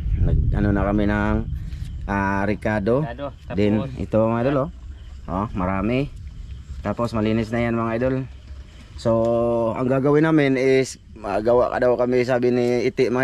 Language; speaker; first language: Filipino; non-native, local second language; Cebuano